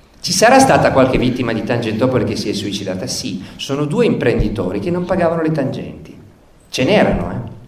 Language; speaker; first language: Italian; native; Italian